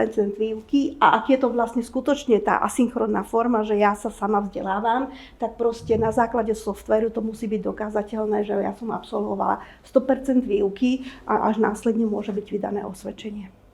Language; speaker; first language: Slovak; native; Slovak